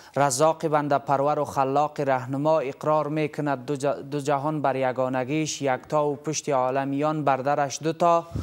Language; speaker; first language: Persian; non-native, local second language; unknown